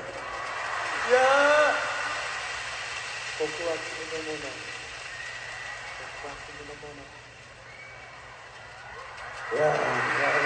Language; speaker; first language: Japanese; non-native, learner; Korean